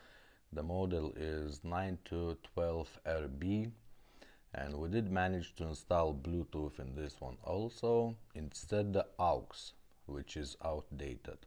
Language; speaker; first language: English; non-native, fluent; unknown